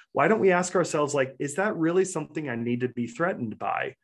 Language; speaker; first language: English; native; English